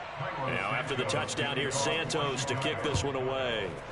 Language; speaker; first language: English; native; English